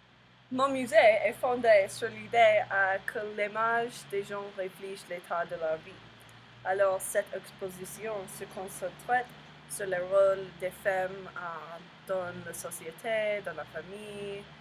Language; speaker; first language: French; non-native, learner; English